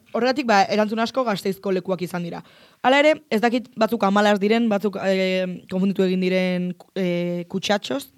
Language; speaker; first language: Basque; non-native, local second language; Spanish